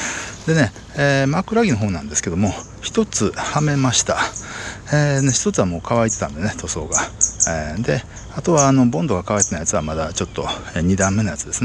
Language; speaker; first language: Japanese; native; Japanese